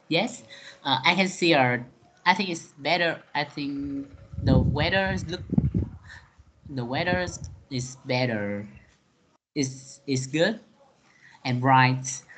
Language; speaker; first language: English; non-native, learner; Vietnamese